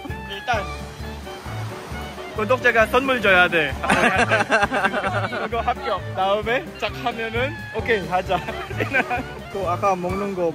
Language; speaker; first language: Korean; non-native, learner; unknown